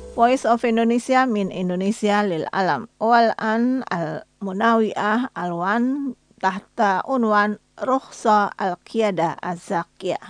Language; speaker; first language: Arabic; non-native, learner; Indonesian